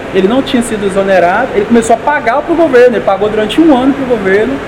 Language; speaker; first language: Portuguese; native; Portuguese